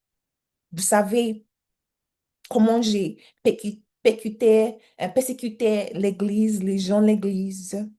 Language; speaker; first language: French; non-native, learner; English